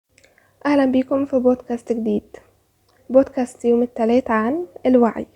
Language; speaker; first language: Arabic; native; Arabic